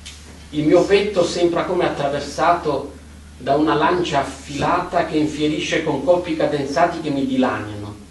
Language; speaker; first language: Italian; native; Italian